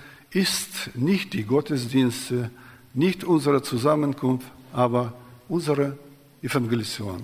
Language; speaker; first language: German; non-native, fluent; Russian